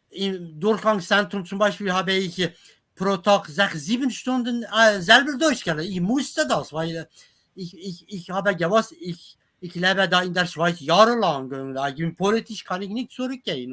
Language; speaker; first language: German; non-native, learner; Kurdish